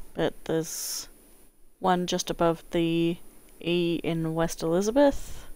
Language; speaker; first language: English; native; English